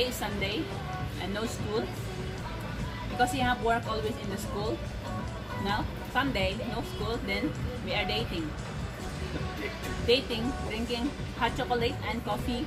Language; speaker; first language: English; non-native, learner; Filipino